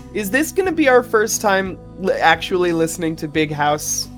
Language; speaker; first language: English; native; English